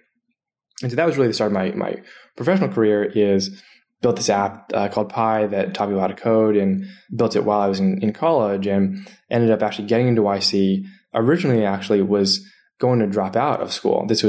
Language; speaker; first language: English; native; English